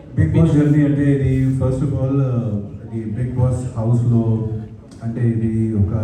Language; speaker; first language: Telugu; non-native, fluent; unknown